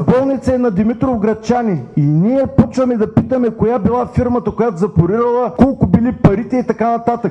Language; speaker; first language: Bulgarian; native; Bulgarian